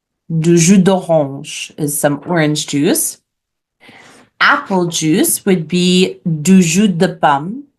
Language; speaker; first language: French; non-native, fluent; English